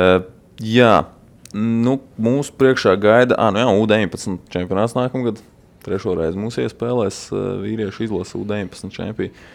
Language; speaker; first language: Latvian; native; Latvian